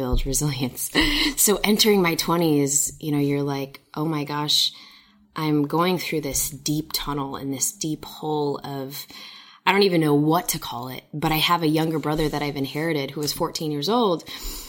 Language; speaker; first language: English; native; English